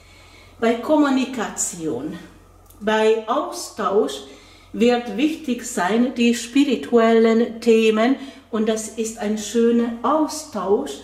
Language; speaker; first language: German; non-native, fluent; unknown